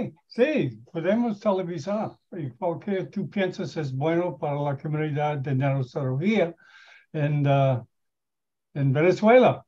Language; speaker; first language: Spanish; non-native, learner; English